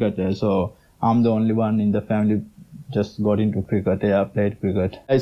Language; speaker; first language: English; non-native, local second language; Sinhala